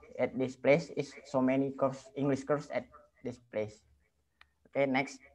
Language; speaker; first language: English; non-native, learner; Indonesian